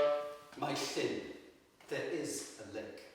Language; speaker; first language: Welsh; non-native, fluent; English